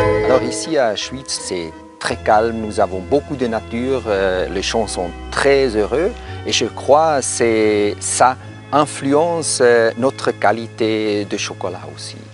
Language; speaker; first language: French; non-native, local second language; German